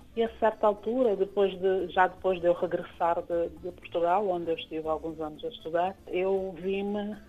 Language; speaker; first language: Portuguese; non-native, local second language; Kabuverdianu